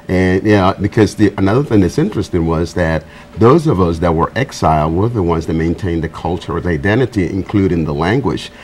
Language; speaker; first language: English; non-native, fluent; Spanish